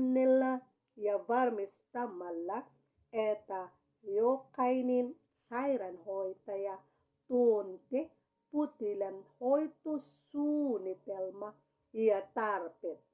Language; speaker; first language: Finnish; non-native, learner; Cebuano